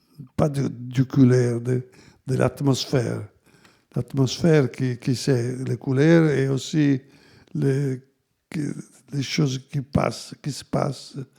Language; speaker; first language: French; non-native, fluent; Italian